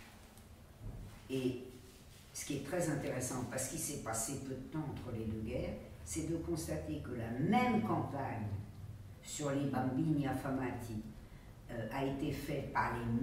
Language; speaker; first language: French; native; French